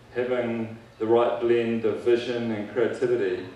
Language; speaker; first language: English; native; English